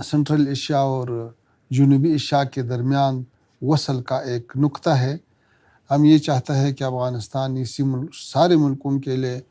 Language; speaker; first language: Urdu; non-native, fluent; Pashto